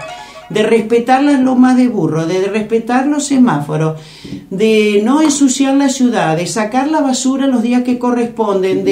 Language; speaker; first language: Spanish; native; Spanish